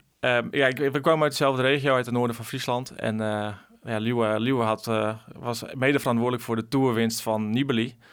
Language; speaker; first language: Dutch; native; Dutch